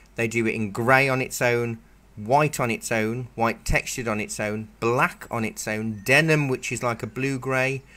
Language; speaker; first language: English; native; English